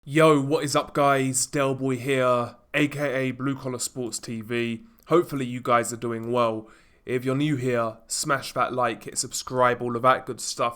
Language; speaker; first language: English; native; English